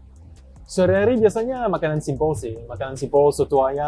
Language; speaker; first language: Indonesian; non-native, fluent; French